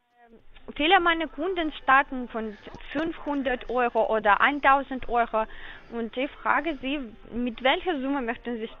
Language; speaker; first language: German; non-native, learner; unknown